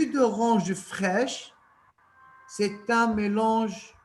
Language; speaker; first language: French; non-native, local second language; Arabic